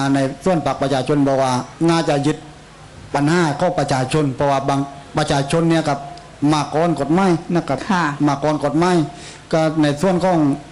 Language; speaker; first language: Thai; native; Thai